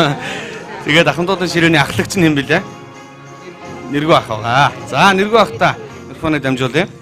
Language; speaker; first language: Mongolian; native; Mongolian